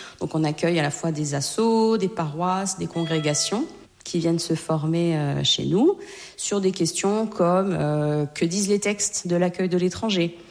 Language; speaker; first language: French; native; French